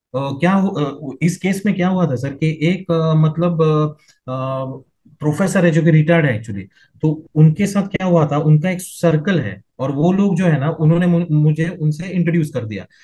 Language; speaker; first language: Hindi; non-native, local second language; Marathi